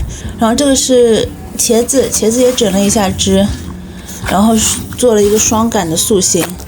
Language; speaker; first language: Chinese; native; Chinese